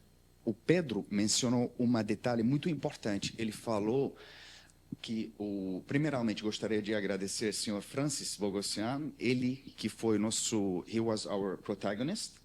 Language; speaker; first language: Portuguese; non-native, learner; Armenian